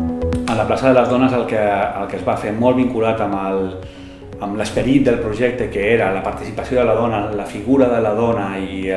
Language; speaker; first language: Catalan; native; Catalan